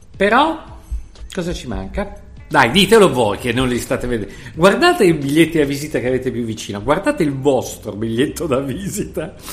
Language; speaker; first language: Italian; native; Italian